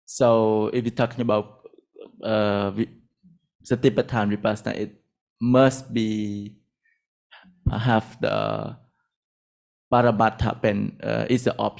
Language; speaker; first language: English; non-native, learner; Thai